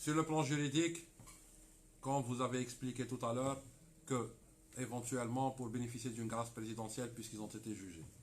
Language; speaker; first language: French; non-native, local second language; Arabic